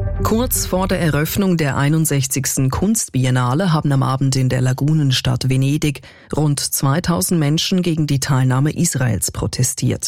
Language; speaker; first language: German; native; German